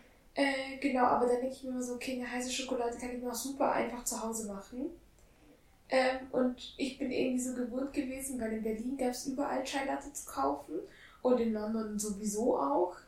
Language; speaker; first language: German; native; German